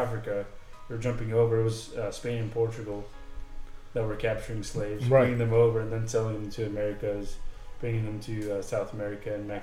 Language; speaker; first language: English; native; English